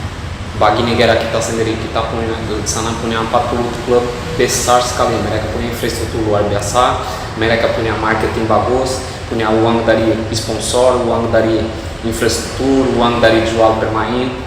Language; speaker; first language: Indonesian; non-native, fluent; Portuguese